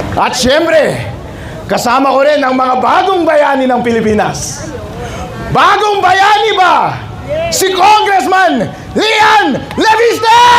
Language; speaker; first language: Filipino; non-native, local second language; Iloko